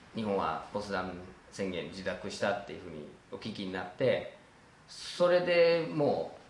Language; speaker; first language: Japanese; non-native, fluent; English